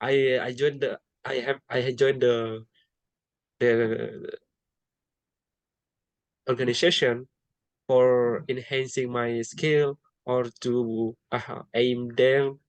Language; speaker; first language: English; non-native, learner; Indonesian